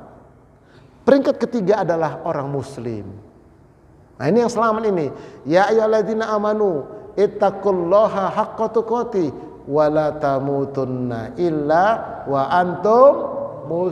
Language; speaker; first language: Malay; non-native, local second language; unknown